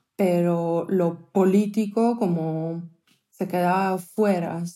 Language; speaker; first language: Spanish; non-native, fluent; Hebrew